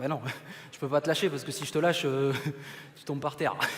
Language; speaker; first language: French; native; French